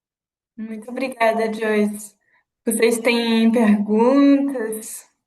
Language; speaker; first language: Portuguese; non-native, fluent; French